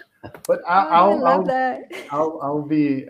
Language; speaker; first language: English; non-native, fluent; Portuguese